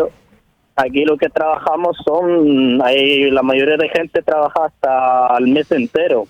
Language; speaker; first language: Spanish; non-native, learner; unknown